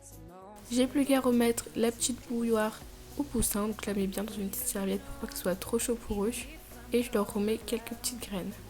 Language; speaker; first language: French; native; French